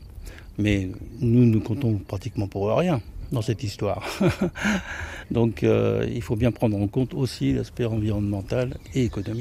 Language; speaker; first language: French; native; French